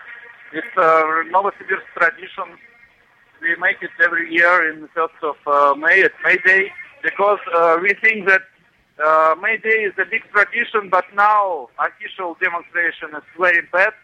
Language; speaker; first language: English; non-native, learner; Russian